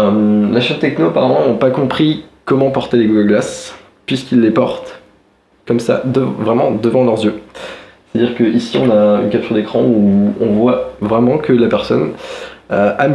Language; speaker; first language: French; native; French